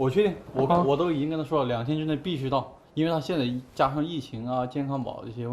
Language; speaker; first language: Chinese; native; Chinese